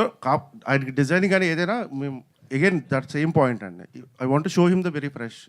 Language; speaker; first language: Telugu; native; Telugu